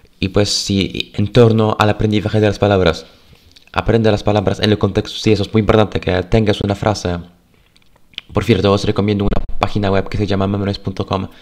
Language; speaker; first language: Spanish; non-native, fluent; Polish